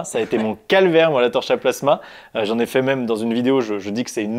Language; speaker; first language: French; native; French